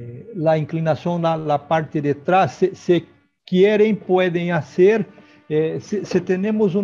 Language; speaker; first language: Spanish; non-native, learner; Portuguese